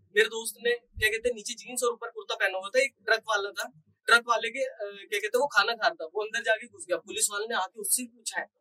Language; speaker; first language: Hindi; native; Hindi